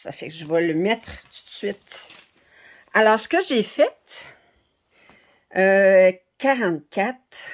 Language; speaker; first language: French; native; French